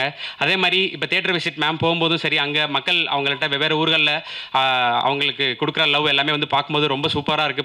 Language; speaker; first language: Tamil; native; Tamil